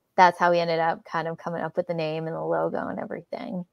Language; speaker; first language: English; native; English